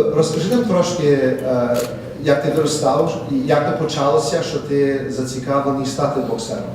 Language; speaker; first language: Ukrainian; early bilingual, heritage; Ukrainian